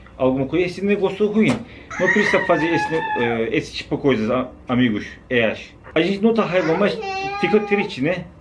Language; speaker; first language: Portuguese; non-native, learner; Turkish